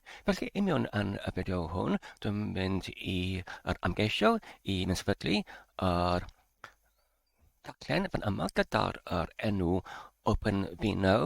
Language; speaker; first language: Welsh; non-native, learner; English